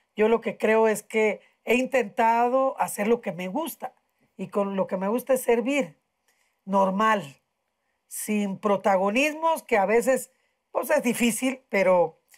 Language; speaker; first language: Spanish; native; Spanish